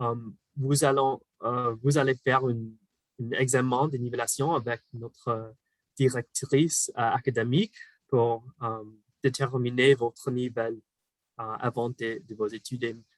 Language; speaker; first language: French; non-native, fluent; English